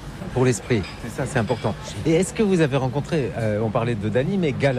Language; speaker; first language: French; native; French